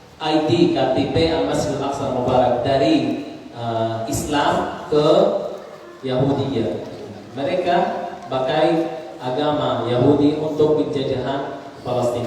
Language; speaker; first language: Indonesian; non-native, learner; Arabic